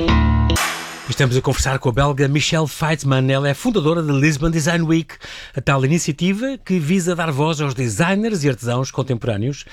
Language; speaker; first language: Portuguese; native; Portuguese